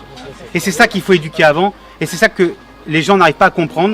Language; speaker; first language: French; native; French